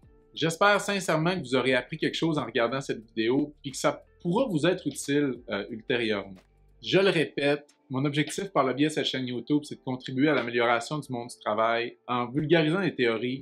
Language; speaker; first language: French; native; French